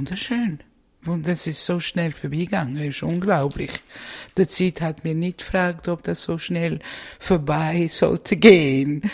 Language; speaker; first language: German; non-native, fluent; Italian